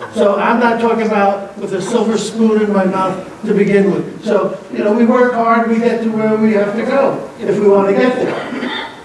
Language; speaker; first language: English; non-native, fluent; Greek